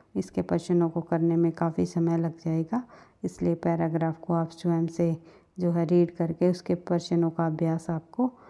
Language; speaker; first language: Hindi; native; Hindi